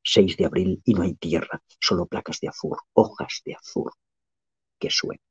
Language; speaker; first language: Spanish; non-native, local second language; Catalan